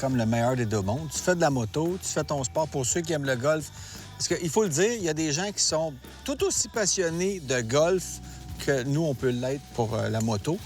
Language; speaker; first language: French; native; French